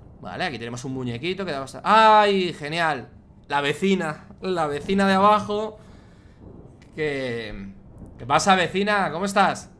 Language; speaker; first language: Spanish; native; Spanish